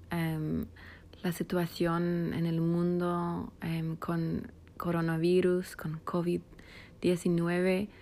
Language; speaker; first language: Spanish; non-native, fluent; English